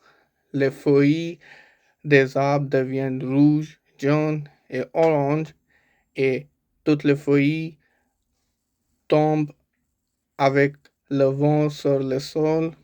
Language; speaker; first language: French; non-native, learner; Punjabi